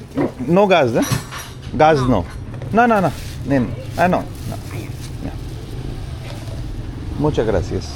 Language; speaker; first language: Spanish; non-native, learner; Hindi